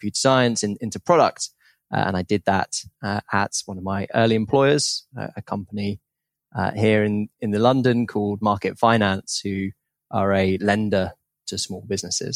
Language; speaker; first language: English; native; English